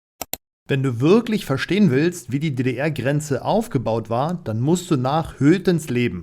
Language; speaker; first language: German; native; German